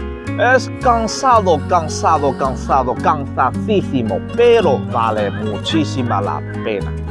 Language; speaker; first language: Spanish; non-native, learner; Chinese